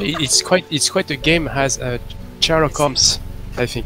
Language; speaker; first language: English; non-native, learner; French